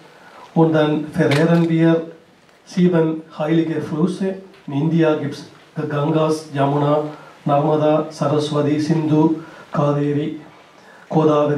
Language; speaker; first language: German; non-native, learner; Tamil